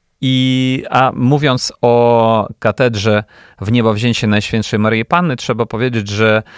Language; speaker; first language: Polish; non-native, fluent; Ukrainian